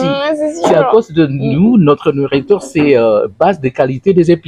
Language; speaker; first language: French; non-native, learner; Indonesian